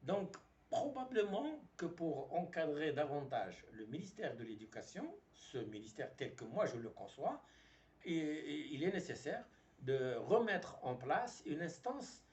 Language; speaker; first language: French; non-native, local second language; Arabic